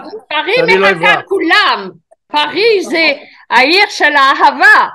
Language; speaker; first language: Hebrew; non-native, learner; French